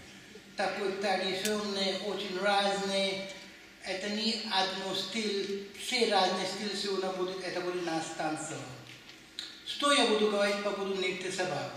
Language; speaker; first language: Russian; non-native, learner; Hindi